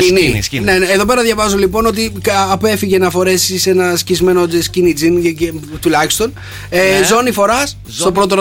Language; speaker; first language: Greek; native; Greek